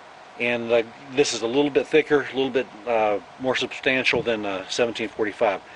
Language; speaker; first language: English; native; English